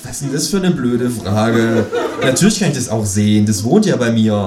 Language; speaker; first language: German; native; German